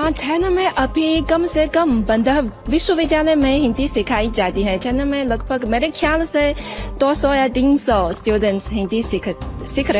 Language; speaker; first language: Hindi; non-native, fluent; Chinese